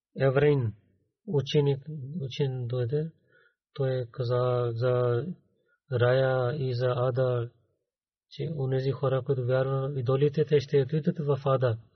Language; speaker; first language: Bulgarian; non-native, learner; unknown